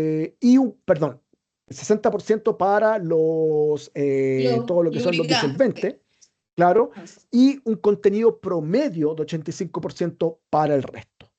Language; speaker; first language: Spanish; native; Spanish